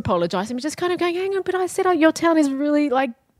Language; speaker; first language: English; native; English